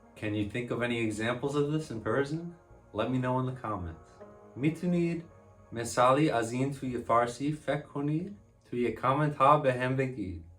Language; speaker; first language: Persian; non-native, learner; English